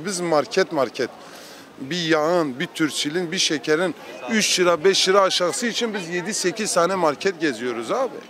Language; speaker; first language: Turkish; native; Turkish